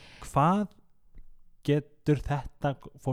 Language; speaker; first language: Icelandic; native; Icelandic